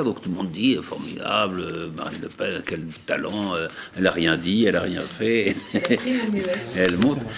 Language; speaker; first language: French; native; French